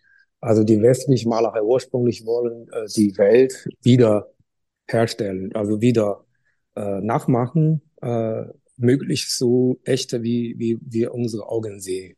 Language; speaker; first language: German; non-native, fluent; Chinese